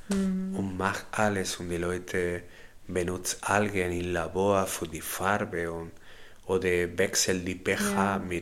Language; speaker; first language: German; non-native, learner; Spanish